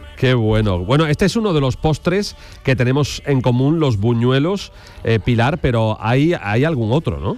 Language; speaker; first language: Spanish; native; Spanish